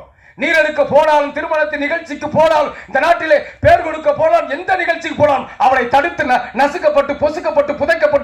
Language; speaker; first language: Tamil; native; Tamil